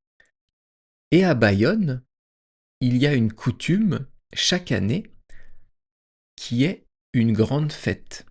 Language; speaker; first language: French; native; French